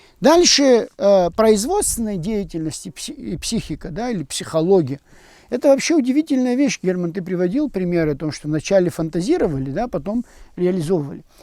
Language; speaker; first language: Russian; non-native, local second language; Abkhazian